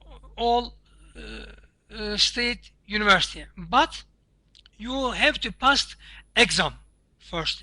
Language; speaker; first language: English; non-native, learner; Turkish